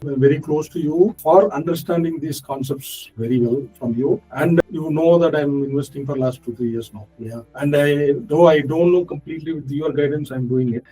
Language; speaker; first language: English; non-native, local second language; Tamil